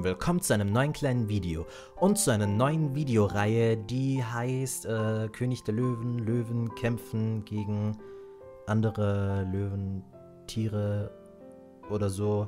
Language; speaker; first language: German; native; German